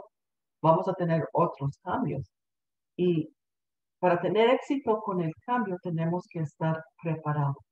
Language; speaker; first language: Spanish; early bilingual, heritage; Spanish